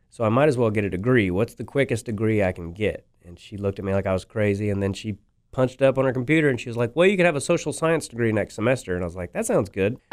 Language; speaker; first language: English; native; English